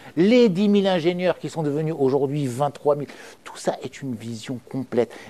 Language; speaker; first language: French; non-native, local second language; Arabic